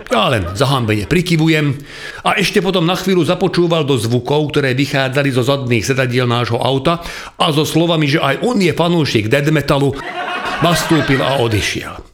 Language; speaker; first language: Slovak; non-native, local second language; Hungarian